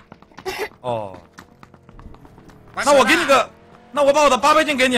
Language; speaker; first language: Chinese; native; Chinese